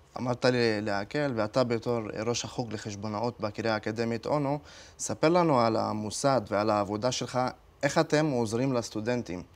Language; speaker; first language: Hebrew; non-native, local second language; Arabic